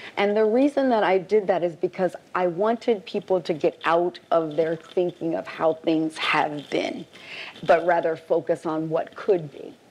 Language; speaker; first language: English; native; English